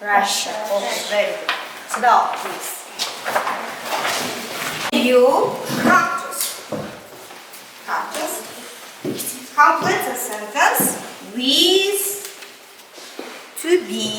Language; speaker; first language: English; non-native, learner; Kazakh